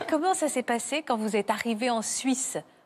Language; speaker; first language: French; native; French